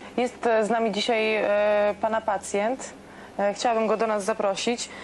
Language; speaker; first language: Polish; native; Polish